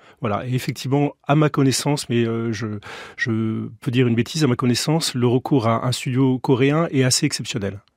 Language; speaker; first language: French; native; French